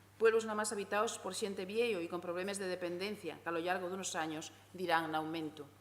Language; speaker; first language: Asturian; native; Asturian